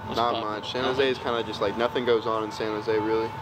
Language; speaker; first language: English; native; English